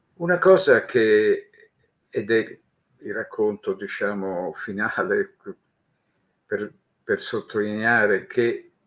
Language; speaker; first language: Italian; native; Italian